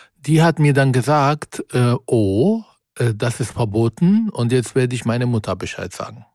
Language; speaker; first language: German; non-native, fluent; Arabic